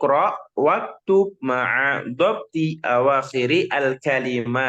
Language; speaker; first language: Arabic; non-native, fluent; Indonesian